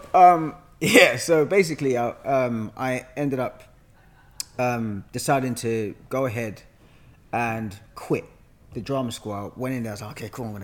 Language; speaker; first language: English; native; English